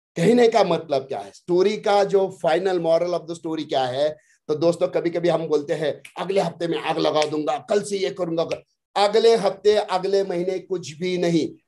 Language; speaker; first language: Hindi; non-native, local second language; Marathi